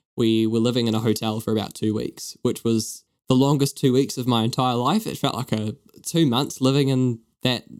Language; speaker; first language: English; native; English